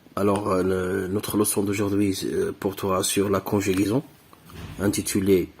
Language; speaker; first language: French; non-native, local second language; Arabic